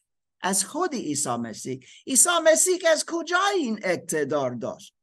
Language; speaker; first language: Persian; non-native, learner; German